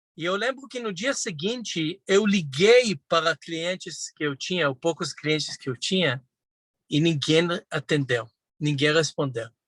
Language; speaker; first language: Portuguese; non-native, fluent; Hebrew